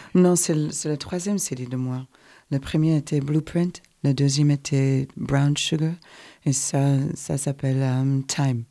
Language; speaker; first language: French; non-native, learner; English